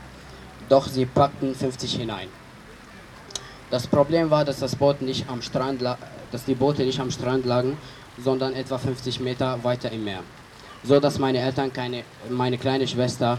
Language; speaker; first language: German; early bilingual, other home language; Arabic